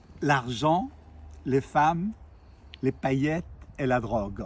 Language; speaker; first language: French; native; French